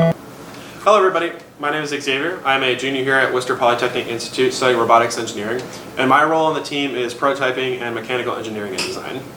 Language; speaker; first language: English; native; English